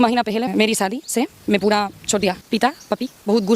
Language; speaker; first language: Hindi; non-native, learner; Spanish